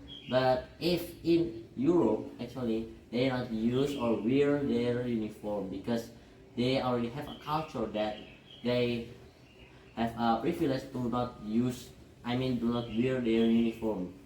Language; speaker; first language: English; non-native, learner; Indonesian